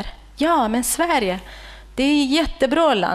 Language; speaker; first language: Swedish; non-native, fluent; Kurdish